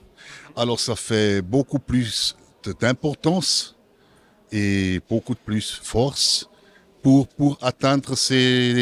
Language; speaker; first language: French; non-native, local second language; German